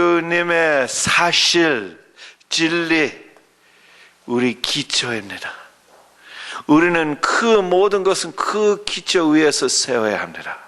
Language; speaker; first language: Korean; early bilingual, other home language; English